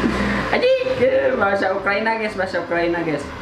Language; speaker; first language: Indonesian; non-native, local second language; Sundanese